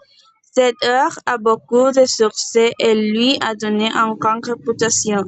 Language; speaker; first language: French; non-native, learner; Spanish